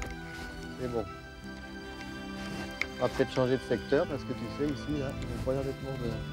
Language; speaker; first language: French; native; French